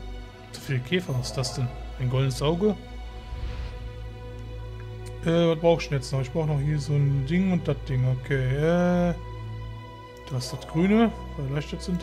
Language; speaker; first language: German; native; German